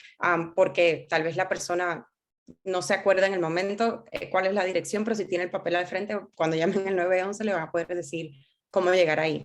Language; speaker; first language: Spanish; native; Spanish